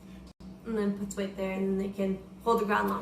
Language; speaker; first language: English; native; English